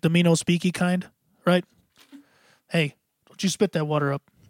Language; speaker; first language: English; native; English